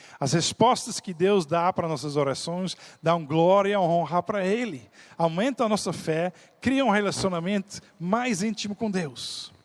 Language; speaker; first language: Portuguese; non-native, fluent; Dutch